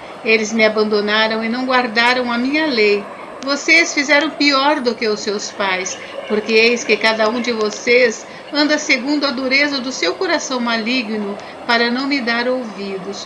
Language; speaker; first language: Portuguese; native; Portuguese